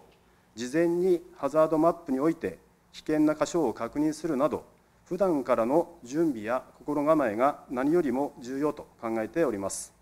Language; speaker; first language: Japanese; native; Japanese